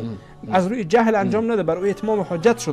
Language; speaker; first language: Persian; native; Persian